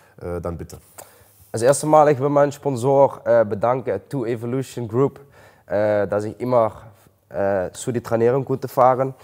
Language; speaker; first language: German; non-native, learner; Dutch